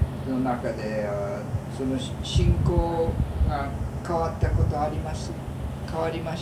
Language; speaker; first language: Japanese; early bilingual, heritage; Japanese